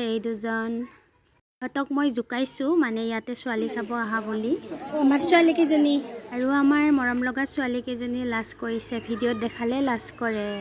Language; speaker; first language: Assamese; non-native, local second language; Bodo